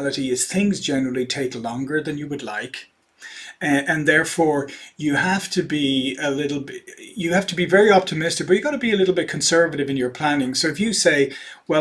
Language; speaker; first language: English; native; English